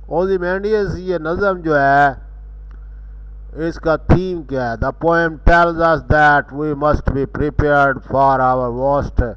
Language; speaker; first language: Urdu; non-native, local second language; Punjabi